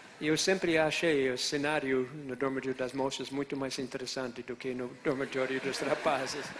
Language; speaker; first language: Portuguese; non-native, fluent; English